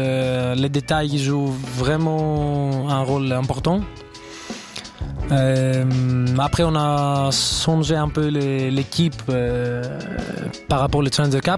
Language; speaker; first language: French; non-native, fluent; Greek